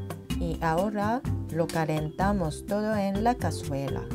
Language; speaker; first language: Spanish; non-native, fluent; Japanese